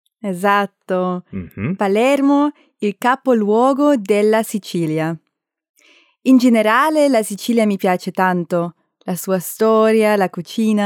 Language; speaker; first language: Italian; non-native, learner; German